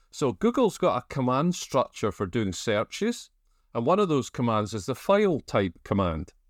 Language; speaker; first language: English; native; English